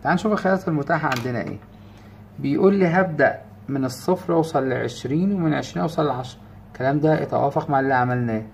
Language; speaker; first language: Arabic; native; Arabic